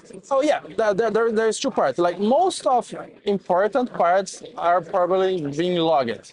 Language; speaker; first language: English; non-native, fluent; Portuguese